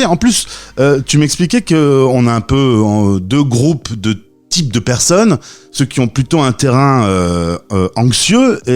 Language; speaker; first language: French; native; French